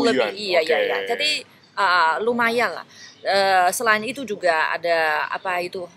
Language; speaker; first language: Indonesian; non-native, fluent; Chinese